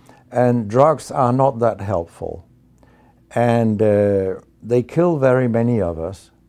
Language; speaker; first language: English; non-native, fluent; Danish